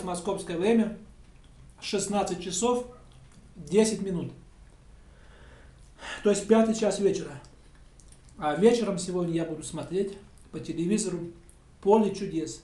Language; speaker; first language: Russian; native; Russian